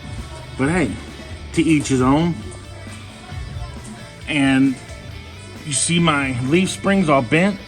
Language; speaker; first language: English; native; English